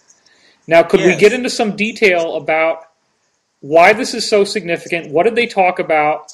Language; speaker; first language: English; native; English